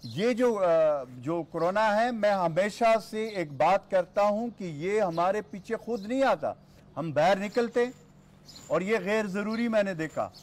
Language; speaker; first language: Urdu; non-native, local second language; Pashto